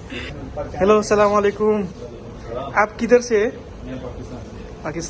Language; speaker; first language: Hindi; non-native, learner; Nepali